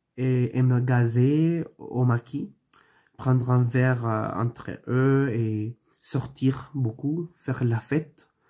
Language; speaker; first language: French; non-native, learner; Spanish